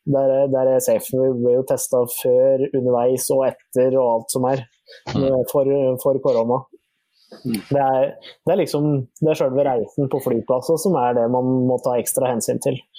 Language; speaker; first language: Norwegian; native; Norwegian